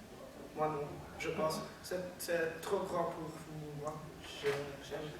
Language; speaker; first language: French; non-native, learner; Dutch